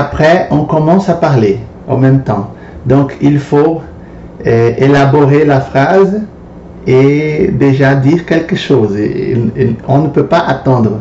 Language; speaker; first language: French; non-native, fluent; Portuguese